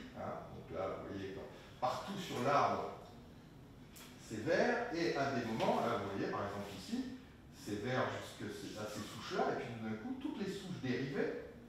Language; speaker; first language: French; native; French